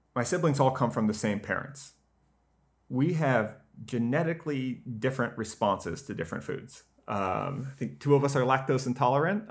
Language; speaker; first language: English; native; English